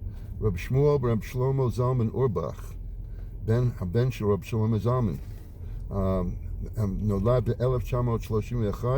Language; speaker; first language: Hebrew; non-native, fluent; English